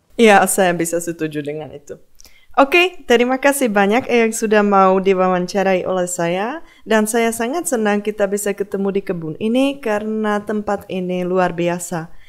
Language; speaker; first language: Indonesian; non-native, fluent; Czech